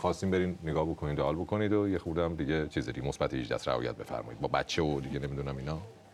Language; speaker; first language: Persian; native; Persian